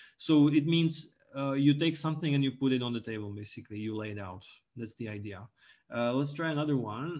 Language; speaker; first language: English; non-native, local second language; Czech